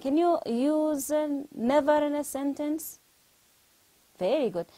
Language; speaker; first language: English; non-native, fluent; Persian